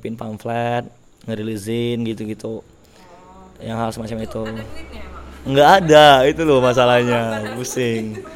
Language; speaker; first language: Indonesian; native; Indonesian